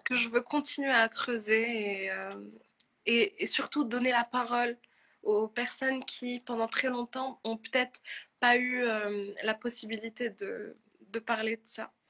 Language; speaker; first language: French; non-native, local second language; Arabic